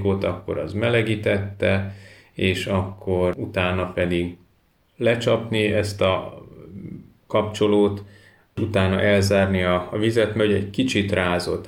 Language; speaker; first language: Hungarian; native; Hungarian